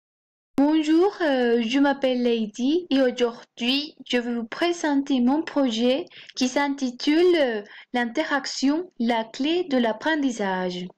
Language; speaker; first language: French; non-native, fluent; Spanish